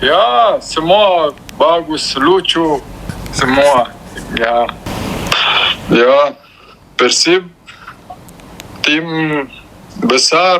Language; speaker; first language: Indonesian; non-native, learner; Romanian